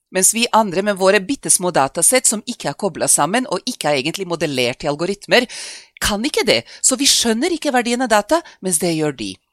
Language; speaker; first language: Norwegian; non-native, fluent; Serbian